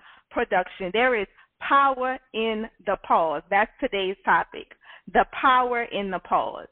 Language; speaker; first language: English; native; English